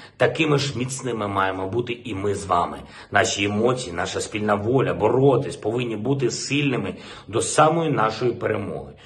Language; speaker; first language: Ukrainian; non-native, local second language; Russian